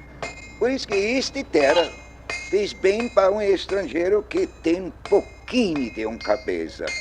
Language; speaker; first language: Portuguese; non-native, learner; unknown